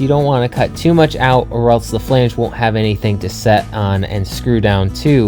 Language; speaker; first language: English; native; English